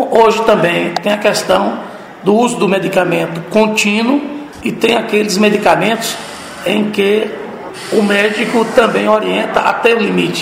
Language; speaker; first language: Portuguese; native; Portuguese